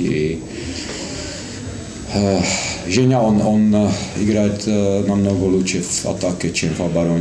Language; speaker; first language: Russian; non-native, fluent; Slovak